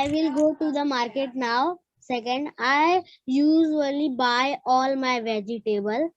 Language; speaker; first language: English; non-native, learner; Hindi